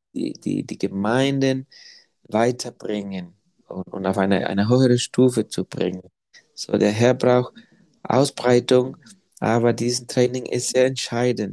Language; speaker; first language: German; non-native, fluent; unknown